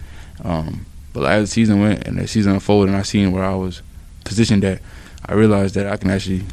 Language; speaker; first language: English; native; English